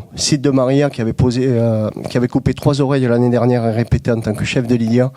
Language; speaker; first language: French; native; French